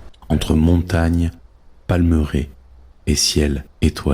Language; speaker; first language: French; native; French